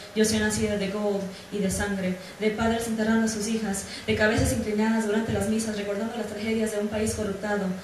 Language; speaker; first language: Spanish; early bilingual, heritage; Spanish